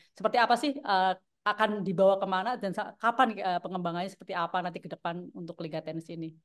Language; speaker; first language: Indonesian; native; Indonesian